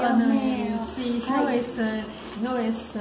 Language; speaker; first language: Spanish; non-native, learner; Russian